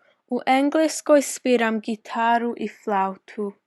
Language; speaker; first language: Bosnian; early bilingual, heritage; English